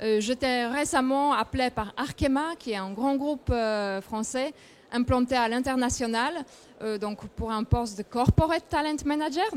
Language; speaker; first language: French; non-native, fluent; Polish